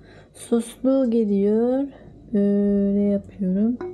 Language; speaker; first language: Turkish; non-native, learner; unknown